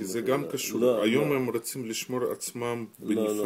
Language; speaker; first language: Hebrew; non-native, fluent; Russian